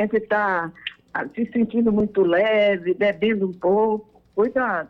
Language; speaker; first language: Portuguese; native; Portuguese